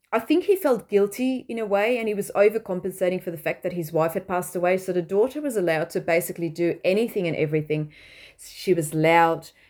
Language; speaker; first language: English; non-native, fluent; Dutch